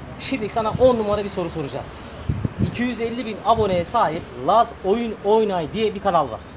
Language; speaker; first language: Turkish; native; Turkish